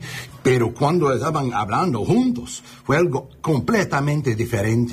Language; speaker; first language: Spanish; non-native, learner; English